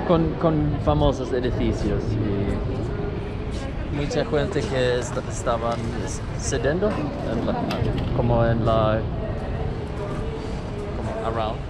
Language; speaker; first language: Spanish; non-native, learner; Swedish